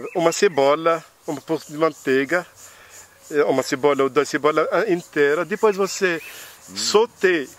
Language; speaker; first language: Portuguese; non-native, fluent; Arabic